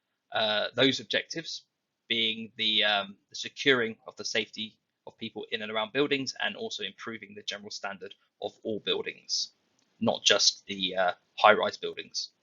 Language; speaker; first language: English; native; English